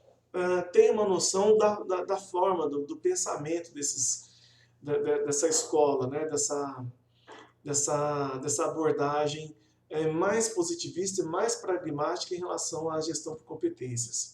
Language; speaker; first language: Portuguese; native; Portuguese